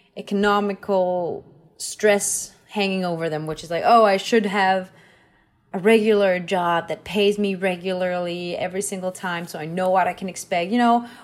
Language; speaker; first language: English; non-native, fluent; Danish